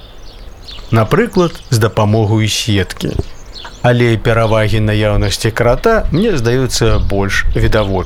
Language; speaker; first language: Belarusian; native; Belarusian